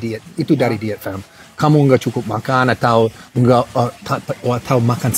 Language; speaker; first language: Indonesian; non-native, fluent; English